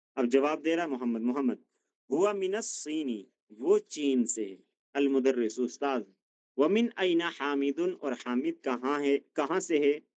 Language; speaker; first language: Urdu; native; Urdu